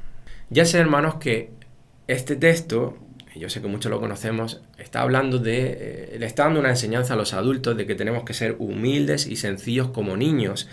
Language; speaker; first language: Spanish; native; Spanish